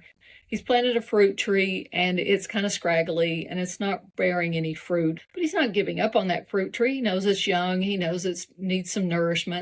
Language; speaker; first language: English; native; English